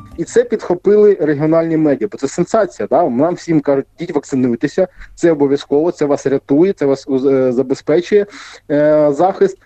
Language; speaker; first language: Ukrainian; non-native, local second language; Russian